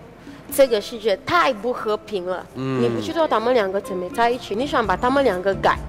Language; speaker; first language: Chinese; non-native, fluent; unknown